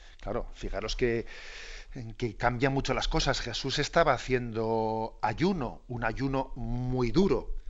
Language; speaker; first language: Spanish; native; Spanish